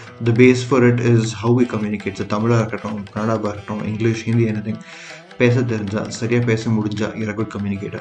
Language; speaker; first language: English; non-native, local second language; Tamil